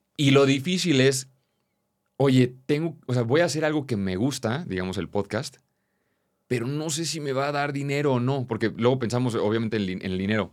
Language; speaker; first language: Spanish; native; Spanish